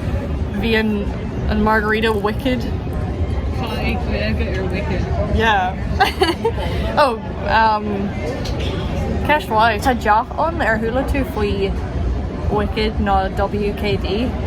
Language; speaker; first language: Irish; non-native, local second language; English